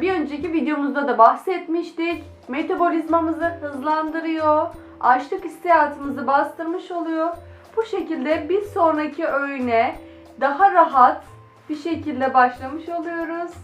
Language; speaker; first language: Turkish; native; Turkish